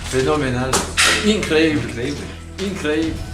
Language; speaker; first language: Spanish; non-native, fluent; French